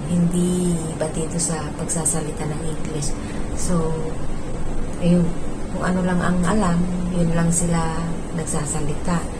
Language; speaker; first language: Filipino; non-native, local second language; Iloko